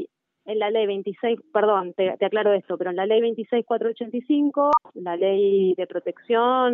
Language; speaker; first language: Spanish; native; Spanish